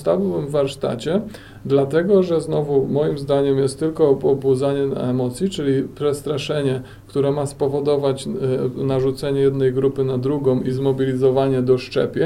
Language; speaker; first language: Polish; native; Polish